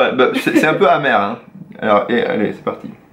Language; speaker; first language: French; native; French